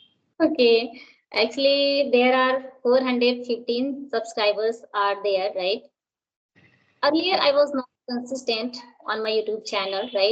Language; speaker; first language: English; non-native, local second language; Hindi